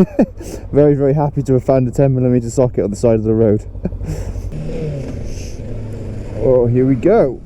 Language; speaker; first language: English; native; English